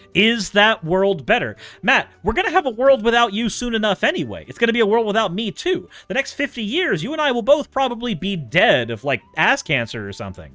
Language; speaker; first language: English; native; English